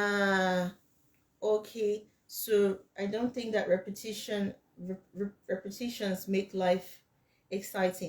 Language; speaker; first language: English; non-native, fluent; French